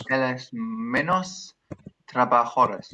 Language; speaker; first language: Spanish; non-native, learner; English